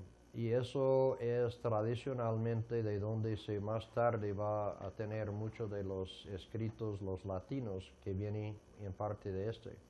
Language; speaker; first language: Spanish; non-native, fluent; English